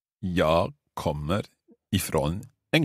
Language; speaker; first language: Swedish; non-native, learner; English